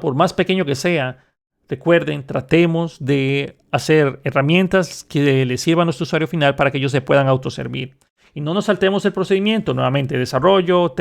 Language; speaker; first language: Spanish; native; Spanish